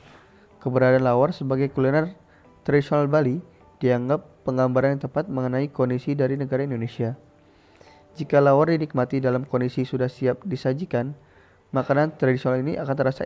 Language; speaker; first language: Indonesian; native; Indonesian